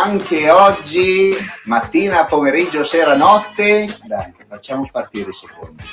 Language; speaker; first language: Italian; native; Italian